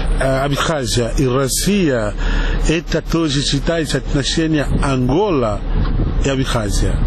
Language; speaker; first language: Russian; non-native, learner; Portuguese